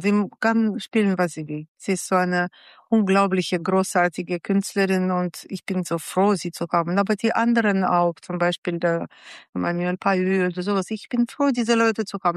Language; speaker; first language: German; non-native, fluent; Russian